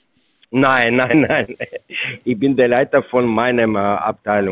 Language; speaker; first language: German; non-native, fluent; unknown